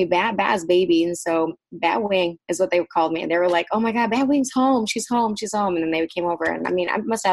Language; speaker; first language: English; early bilingual, other home language; Vietnamese